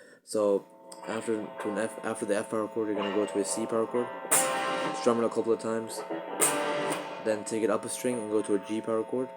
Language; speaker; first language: English; native; English